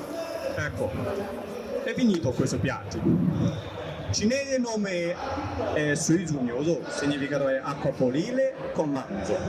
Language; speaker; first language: Italian; non-native, learner; Chinese